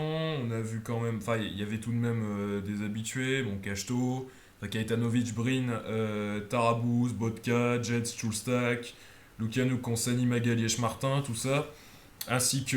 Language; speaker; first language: French; native; French